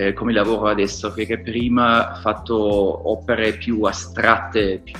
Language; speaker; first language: Italian; non-native, learner; German